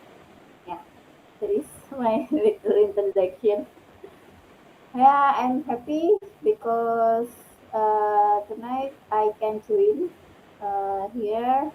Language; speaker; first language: English; non-native, learner; Indonesian